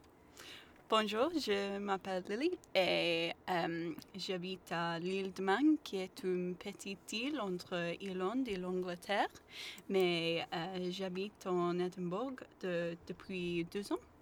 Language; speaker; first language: French; non-native, learner; English